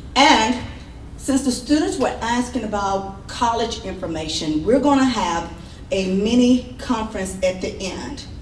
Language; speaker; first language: English; native; English